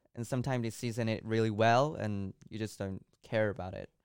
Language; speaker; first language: English; non-native, local second language; Cantonese